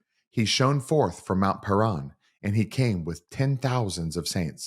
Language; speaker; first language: English; native; English